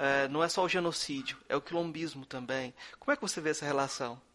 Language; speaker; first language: Portuguese; native; Portuguese